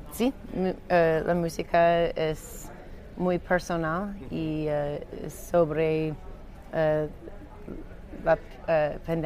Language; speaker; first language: Spanish; non-native, learner; English